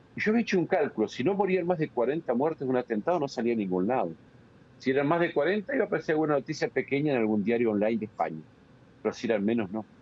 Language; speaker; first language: Spanish; native; Spanish